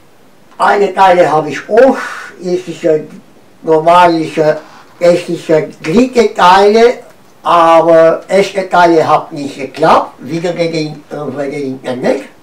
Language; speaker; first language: German; non-native, learner; Romanian